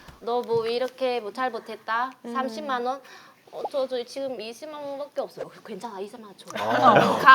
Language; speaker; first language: Korean; non-native, fluent; Vietnamese